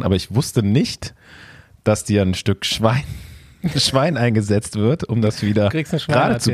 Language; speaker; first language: German; native; German